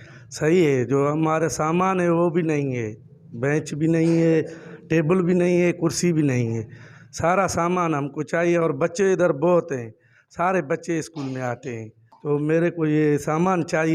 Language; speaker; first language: Hindi; non-native, local second language; Sindhi